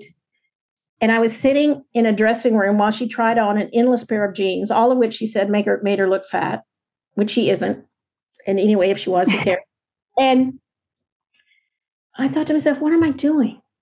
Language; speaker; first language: English; native; English